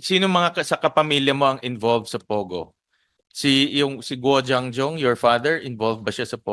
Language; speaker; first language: Filipino; native; Filipino